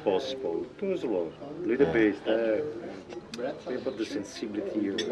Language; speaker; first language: English; non-native, learner; Italian